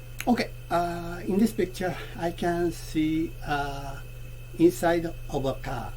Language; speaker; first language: English; non-native, learner; Japanese